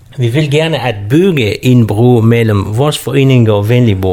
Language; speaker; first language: Danish; non-native, fluent; Kurdish